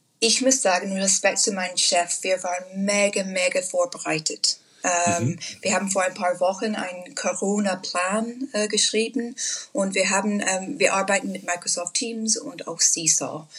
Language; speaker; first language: German; non-native, learner; English